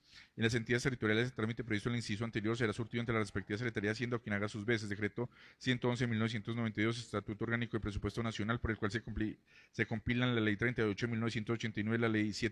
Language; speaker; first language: Spanish; native; Spanish